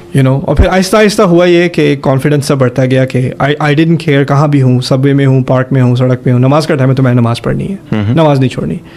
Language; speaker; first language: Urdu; early bilingual, heritage; German